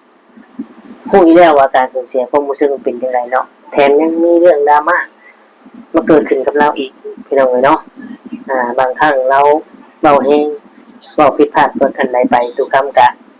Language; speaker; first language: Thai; non-native, local second language; Lao